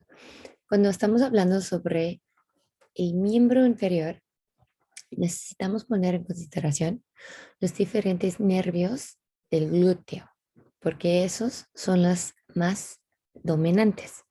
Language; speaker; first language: Spanish; non-native, fluent; English